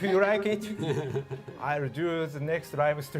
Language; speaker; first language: English; non-native, learner; Japanese